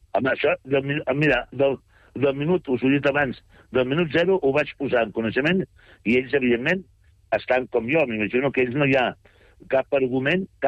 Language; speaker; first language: Catalan; native; Catalan